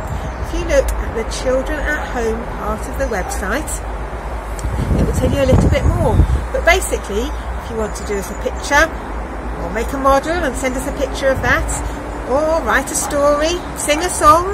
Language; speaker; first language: English; native; English